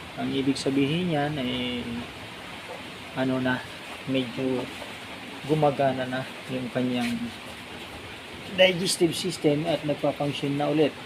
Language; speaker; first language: Filipino; non-native, local second language; Iloko